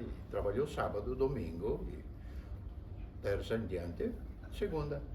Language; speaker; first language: Portuguese; non-native, fluent; Spanish